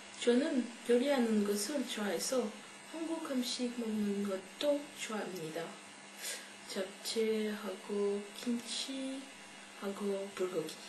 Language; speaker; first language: Korean; non-native, learner; French